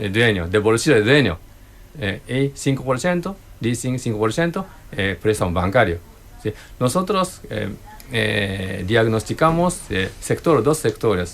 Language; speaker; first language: Spanish; non-native, learner; Japanese